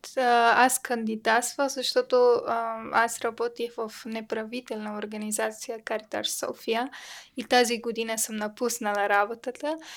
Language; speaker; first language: Bulgarian; non-native, learner; Persian